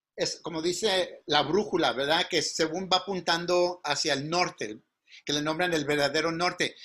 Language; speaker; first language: Spanish; native; Spanish